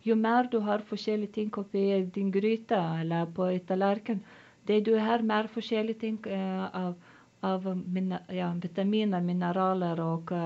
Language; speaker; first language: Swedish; non-native, learner; Lithuanian